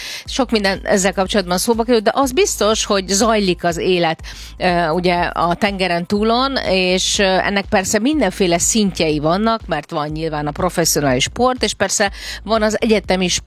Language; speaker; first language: Hungarian; native; Hungarian